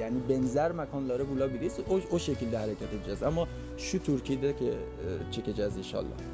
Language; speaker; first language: Turkish; non-native, fluent; Persian